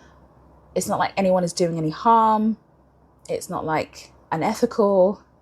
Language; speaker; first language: English; native; English